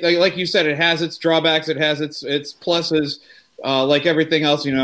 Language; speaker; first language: English; native; English